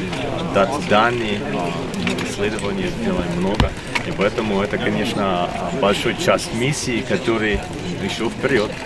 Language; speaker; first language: Russian; non-native, learner; German